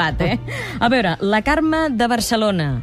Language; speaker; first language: Catalan; native; Catalan